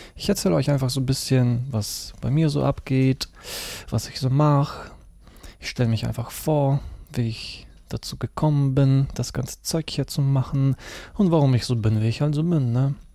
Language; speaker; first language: German; early bilingual, other home language; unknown